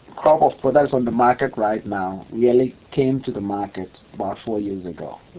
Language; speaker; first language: English; non-native, local second language; Akan